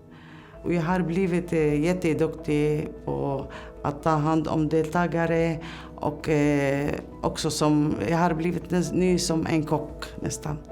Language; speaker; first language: Swedish; non-native, learner; Arabic